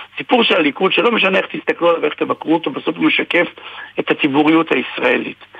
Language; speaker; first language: Hebrew; native; Hebrew